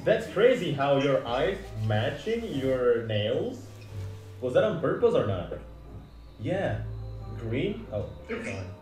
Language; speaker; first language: English; non-native, fluent; Indonesian